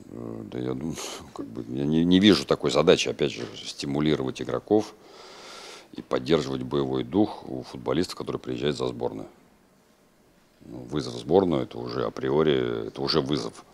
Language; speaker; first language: Russian; native; Russian